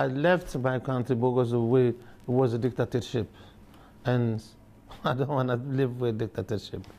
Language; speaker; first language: English; non-native, learner; Bambara